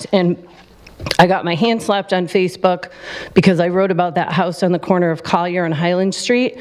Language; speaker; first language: English; native; English